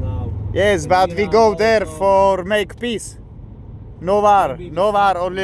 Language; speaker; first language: English; non-native, learner; Slovak